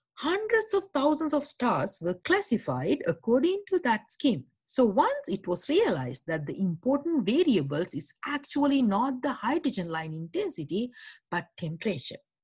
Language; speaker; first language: English; non-native, local second language; Sinhala